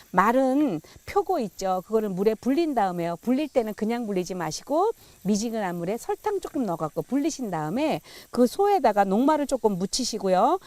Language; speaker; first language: Korean; native; Korean